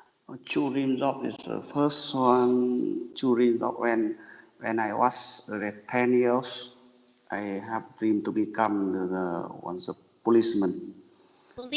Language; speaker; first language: English; non-native, learner; Vietnamese